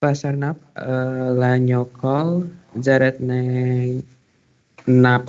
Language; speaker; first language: Hungarian; non-native, learner; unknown